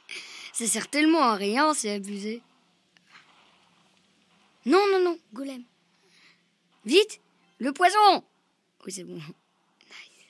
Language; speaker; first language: French; native; French